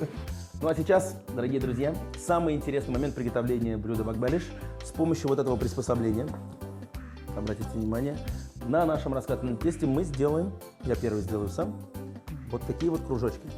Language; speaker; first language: Russian; native; Russian